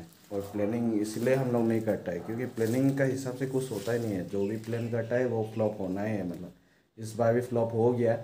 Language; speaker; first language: Hindi; non-native, local second language; Assamese